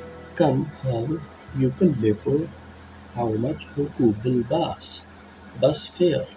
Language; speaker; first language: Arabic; non-native, fluent; Urdu